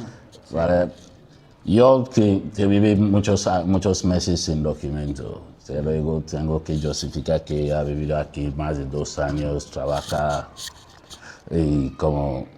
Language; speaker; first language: Spanish; non-native, learner; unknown